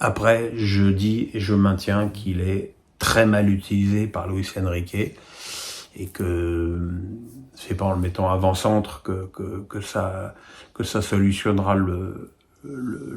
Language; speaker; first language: French; native; French